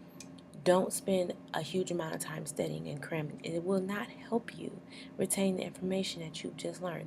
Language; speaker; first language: English; native; English